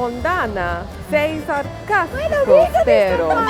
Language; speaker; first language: Italian; non-native, learner; English